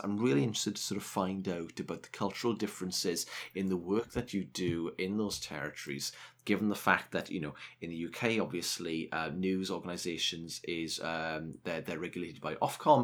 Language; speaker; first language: English; native; English